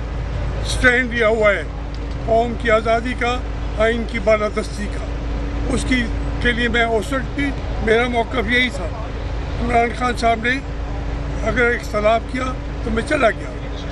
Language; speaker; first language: Urdu; native; Urdu